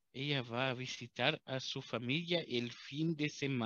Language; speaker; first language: Spanish; non-native, learner; German